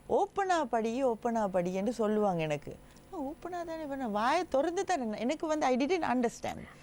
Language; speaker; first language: Tamil; non-native, local second language; Gujarati